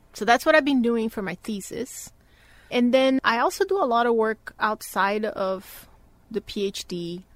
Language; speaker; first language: English; non-native, fluent; Portuguese